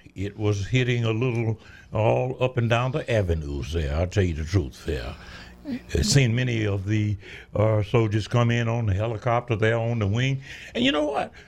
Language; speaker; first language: English; native; English